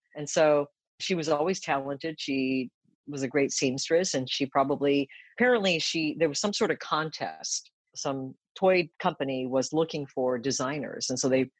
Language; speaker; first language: English; early bilingual, other home language; Japanese